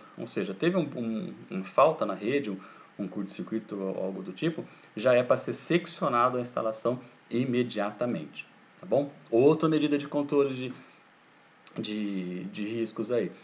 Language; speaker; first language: Portuguese; native; Portuguese